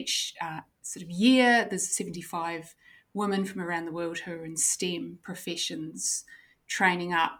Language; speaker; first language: English; native; English